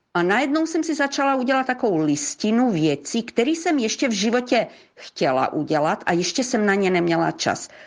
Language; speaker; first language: Czech; early bilingual, heritage; Croatian